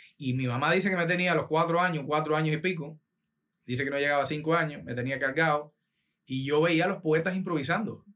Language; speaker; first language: Spanish; native; Spanish